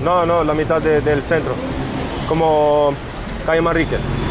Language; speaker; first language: Spanish; non-native, learner; English